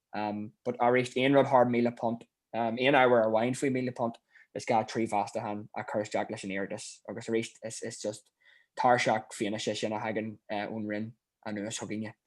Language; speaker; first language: Irish; native; Irish